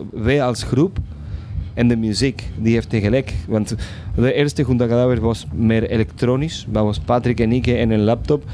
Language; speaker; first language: Dutch; non-native, fluent; Spanish